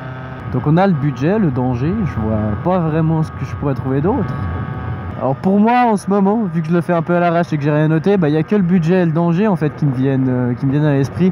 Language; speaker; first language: French; native; French